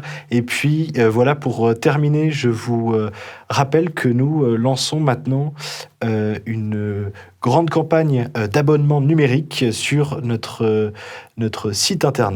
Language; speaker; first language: French; native; French